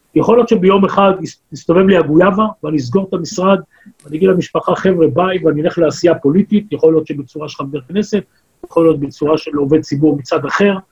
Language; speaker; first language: Hebrew; native; Hebrew